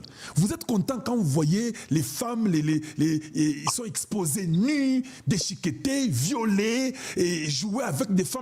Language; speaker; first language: French; non-native, local second language; Lingala